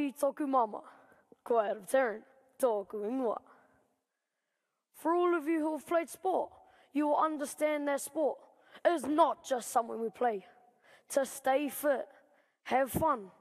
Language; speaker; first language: English; native; English